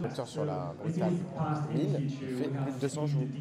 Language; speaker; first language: French; native; French